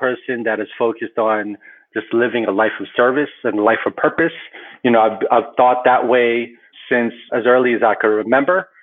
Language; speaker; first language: English; early bilingual, other home language; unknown